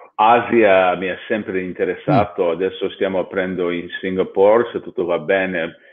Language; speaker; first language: Italian; non-native, fluent; English